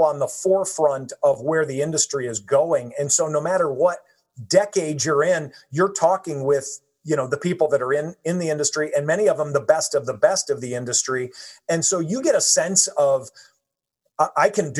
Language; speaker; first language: English; native; English